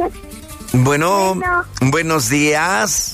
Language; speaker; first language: Spanish; native; Spanish